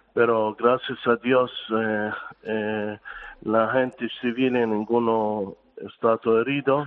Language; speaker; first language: Spanish; non-native, fluent; Arabic